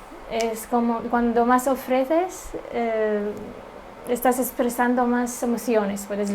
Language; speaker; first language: Spanish; non-native, fluent; Arabic